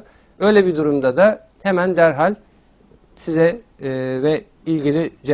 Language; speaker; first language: Turkish; native; Turkish